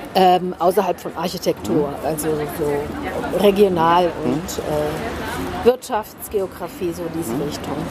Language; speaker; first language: German; early bilingual, heritage; German